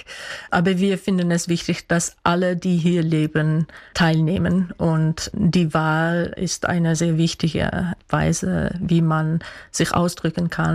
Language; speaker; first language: German; non-native, fluent; Dutch